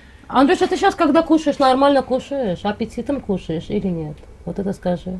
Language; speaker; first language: Russian; non-native, local second language; Azerbaijani